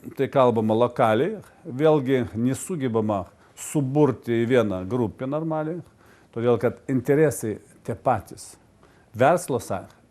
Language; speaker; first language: Lithuanian; non-native, local second language; Russian